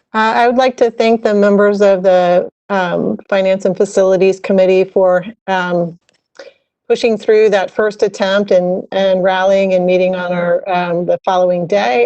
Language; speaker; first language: English; native; English